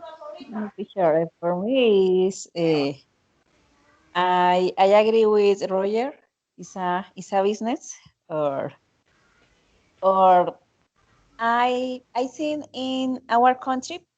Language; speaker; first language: English; non-native, learner; Spanish